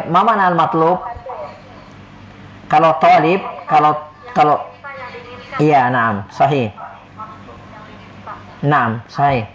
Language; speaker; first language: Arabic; non-native, fluent; Indonesian